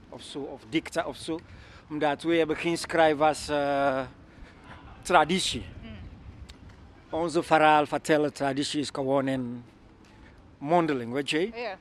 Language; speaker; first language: Dutch; non-native, learner; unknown